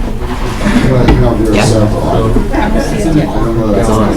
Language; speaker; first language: English; native; English